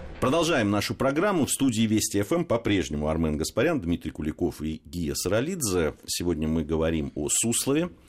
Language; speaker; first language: Russian; native; Russian